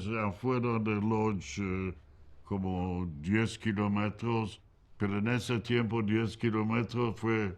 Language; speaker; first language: Spanish; non-native, fluent; Yiddish